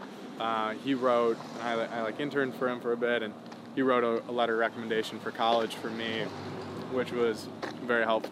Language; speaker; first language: English; native; English